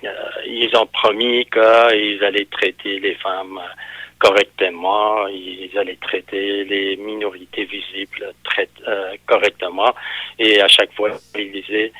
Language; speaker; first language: French; non-native, fluent; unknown